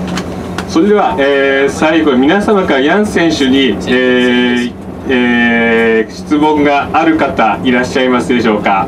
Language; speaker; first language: Japanese; native; Japanese